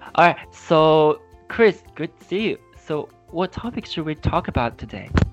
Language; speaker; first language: English; non-native, fluent; Chinese